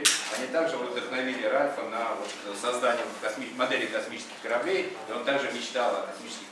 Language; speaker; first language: Russian; native; Russian